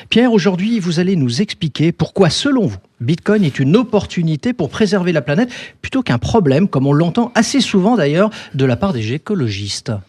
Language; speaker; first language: French; native; French